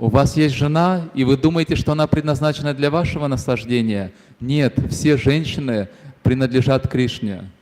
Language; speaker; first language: Russian; native; Russian